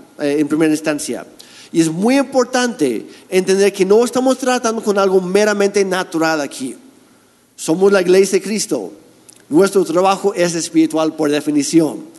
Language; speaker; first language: Spanish; non-native, fluent; English